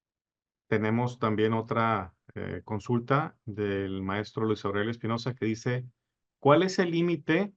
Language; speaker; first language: Spanish; native; Spanish